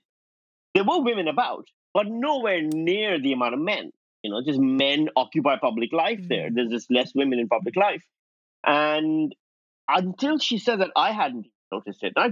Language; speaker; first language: English; non-native, local second language; Urdu